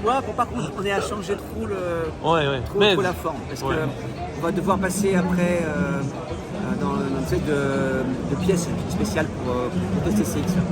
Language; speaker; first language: French; native; French